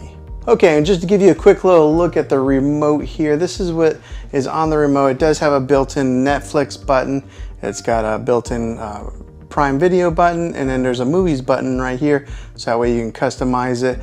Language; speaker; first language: English; native; English